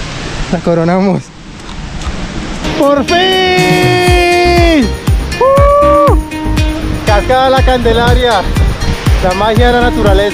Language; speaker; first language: Spanish; native; Spanish